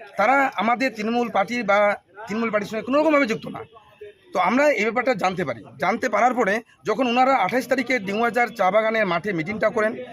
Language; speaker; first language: Bangla; non-native, local second language; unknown